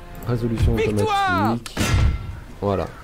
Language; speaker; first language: French; native; French